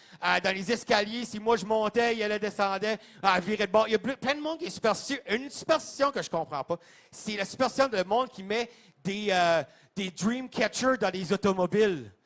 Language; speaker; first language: French; non-native, local second language; English